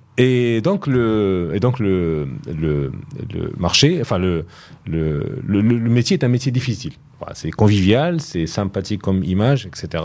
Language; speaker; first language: French; non-native, local second language; Arabic